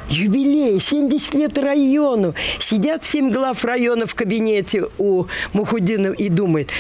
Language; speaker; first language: Russian; native; Russian